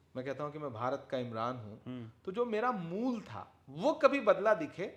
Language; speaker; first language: Hindi; native; Hindi